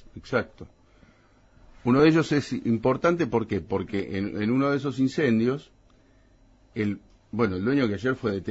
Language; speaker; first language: Spanish; native; Spanish